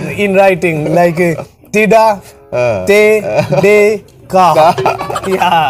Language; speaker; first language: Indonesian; non-native, learner; Hindi